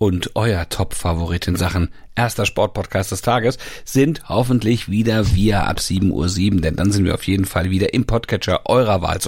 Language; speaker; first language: German; native; German